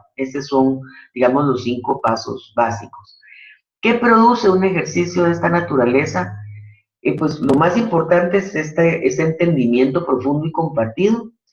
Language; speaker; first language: Spanish; native; Spanish